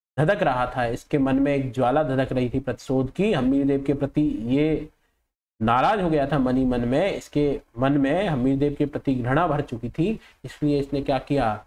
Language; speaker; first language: Hindi; native; Hindi